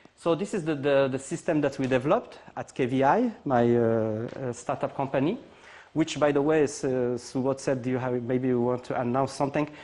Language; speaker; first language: English; non-native, fluent; Arabic